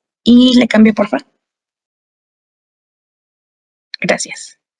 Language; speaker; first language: Spanish; native; Spanish